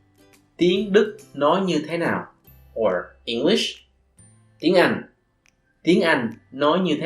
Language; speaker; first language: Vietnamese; non-native, fluent; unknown